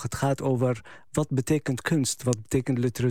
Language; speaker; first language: Dutch; non-native, fluent; Arabic